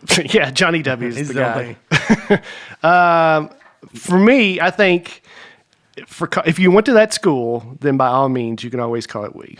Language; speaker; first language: English; native; English